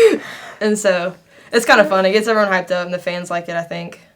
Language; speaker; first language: English; native; English